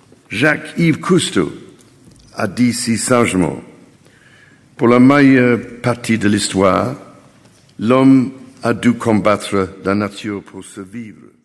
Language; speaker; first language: French; non-native, fluent; English